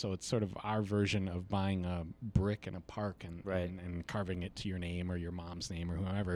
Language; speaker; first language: English; native; English